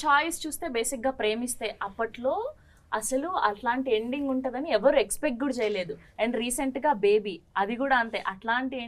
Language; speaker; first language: Telugu; native; Telugu